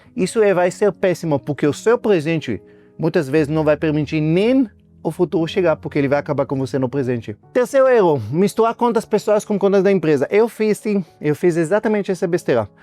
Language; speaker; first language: Portuguese; non-native, fluent; Hebrew